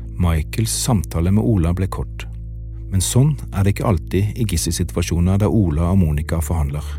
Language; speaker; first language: Norwegian; native; Norwegian